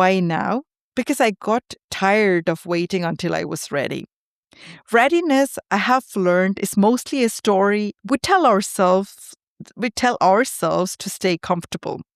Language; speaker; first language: English; non-native, fluent; Tamil